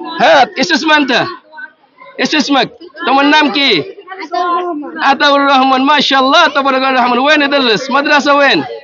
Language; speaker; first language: Arabic; non-native, learner; Bangla